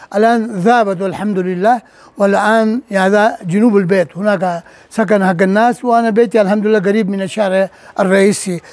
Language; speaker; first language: Arabic; non-native, fluent; Urdu